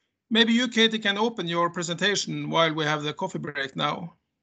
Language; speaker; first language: English; non-native, fluent; Norwegian